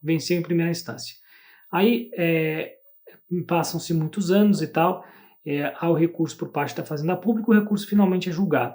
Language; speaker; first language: Portuguese; native; Portuguese